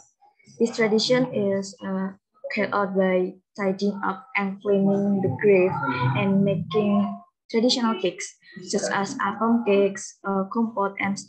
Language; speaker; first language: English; non-native, learner; Indonesian